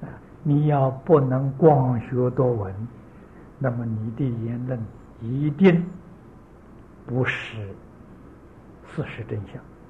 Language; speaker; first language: Chinese; native; Chinese